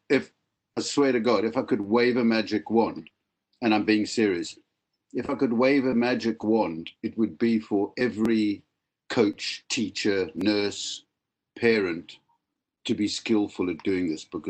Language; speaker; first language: English; native; English